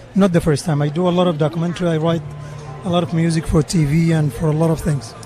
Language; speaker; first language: English; non-native, fluent; Arabic